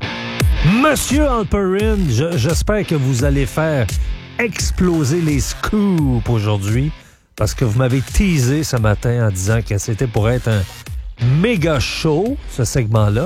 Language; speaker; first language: French; native; French